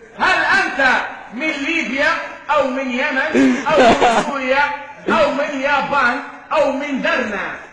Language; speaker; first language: Arabic; native; Arabic